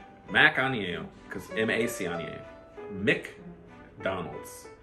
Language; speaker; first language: Korean; non-native, learner; English